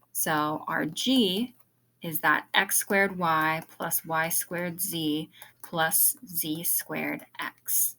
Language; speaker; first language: English; native; English